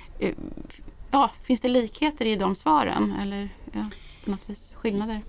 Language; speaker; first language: Swedish; native; Swedish